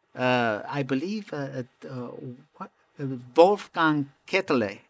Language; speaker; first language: English; non-native, fluent; Romanian